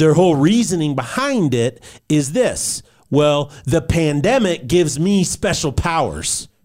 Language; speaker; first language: English; native; English